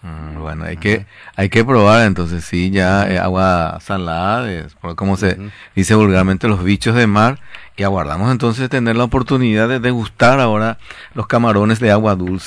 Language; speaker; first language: Spanish; native; Spanish